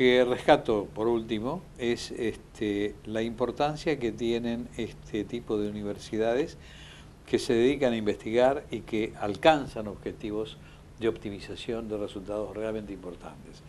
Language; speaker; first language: Spanish; native; Spanish